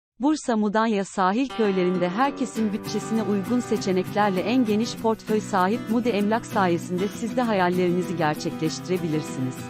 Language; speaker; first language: Turkish; native; Turkish